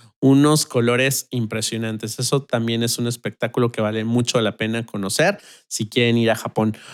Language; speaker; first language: Spanish; native; Spanish